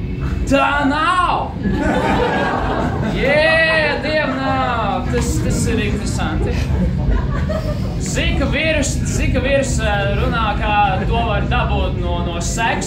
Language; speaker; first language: Latvian; non-native, local second language; Russian